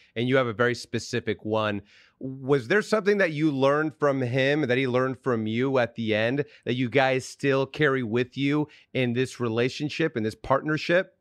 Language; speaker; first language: English; native; English